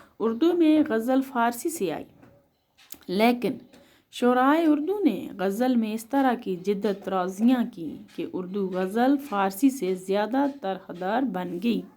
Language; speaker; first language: Urdu; non-native, local second language; Kashmiri